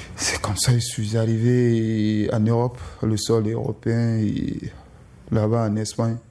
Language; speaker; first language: French; non-native, local second language; Susu